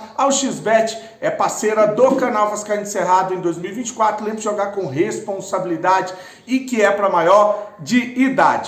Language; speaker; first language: Portuguese; native; Portuguese